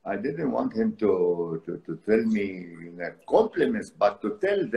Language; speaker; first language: English; non-native, fluent; Arabic